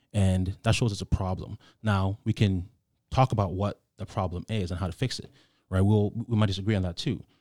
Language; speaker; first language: English; non-native, local second language; Akan